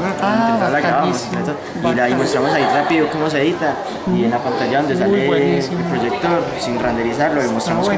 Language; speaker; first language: Spanish; native; Spanish